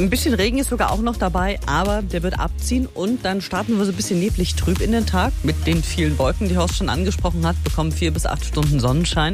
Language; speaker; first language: German; native; German